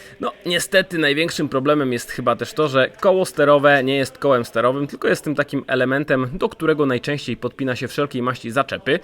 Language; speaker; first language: Polish; native; Polish